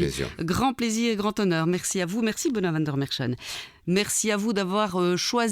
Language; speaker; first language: French; native; French